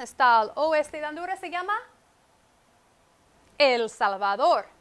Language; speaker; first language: Spanish; non-native, fluent; English